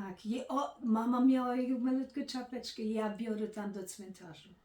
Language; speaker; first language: Polish; early bilingual, heritage; Polish